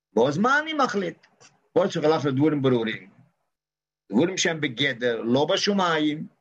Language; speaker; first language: Hebrew; non-native, local second language; Yiddish